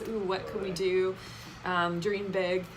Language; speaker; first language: English; native; English